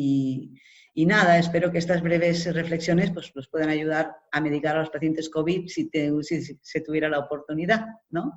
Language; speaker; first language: Spanish; native; Spanish